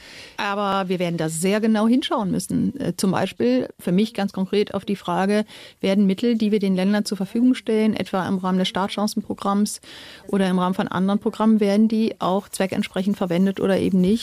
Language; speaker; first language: German; native; German